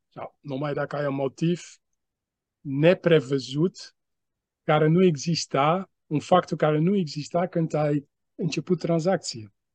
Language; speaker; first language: Romanian; non-native, fluent; Dutch